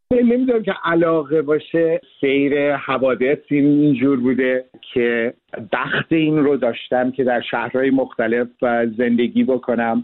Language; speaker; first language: Persian; early bilingual, heritage; Persian